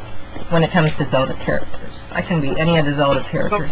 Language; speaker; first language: English; native; English